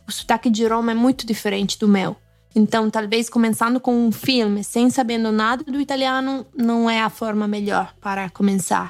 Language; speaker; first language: Portuguese; non-native, fluent; Italian